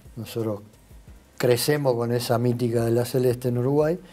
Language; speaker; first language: Spanish; native; Spanish